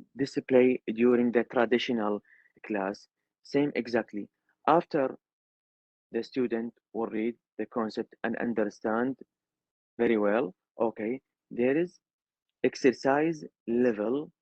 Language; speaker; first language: English; non-native, learner; Arabic